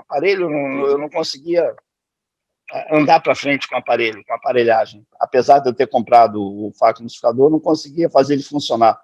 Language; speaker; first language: Portuguese; native; Portuguese